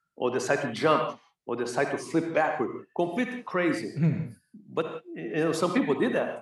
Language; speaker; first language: English; non-native, fluent; Portuguese